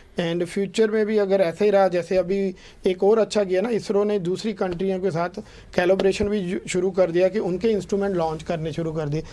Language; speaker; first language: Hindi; non-native, local second language; Punjabi